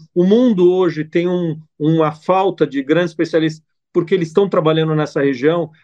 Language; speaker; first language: Portuguese; non-native, fluent; Italian